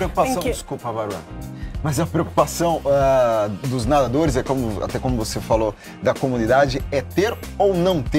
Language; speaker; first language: Portuguese; native; Portuguese